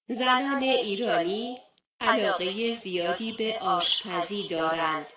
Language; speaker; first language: Persian; non-native, fluent; Turkish